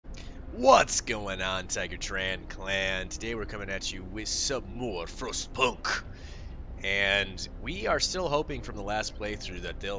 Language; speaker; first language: English; native; English